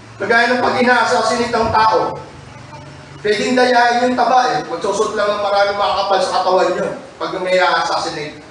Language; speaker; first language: Filipino; native; Filipino